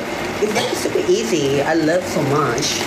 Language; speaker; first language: English; non-native, learner; Malay